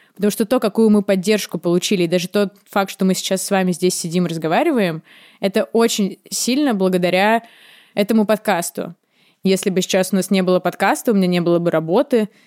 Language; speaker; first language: Russian; native; Russian